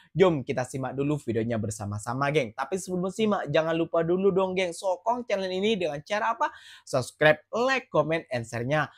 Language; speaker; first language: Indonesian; native; Indonesian